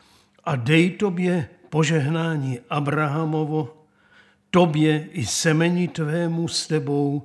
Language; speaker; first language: Czech; native; Czech